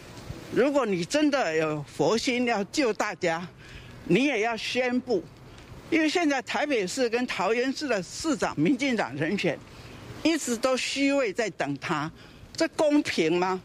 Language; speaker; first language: Chinese; native; Chinese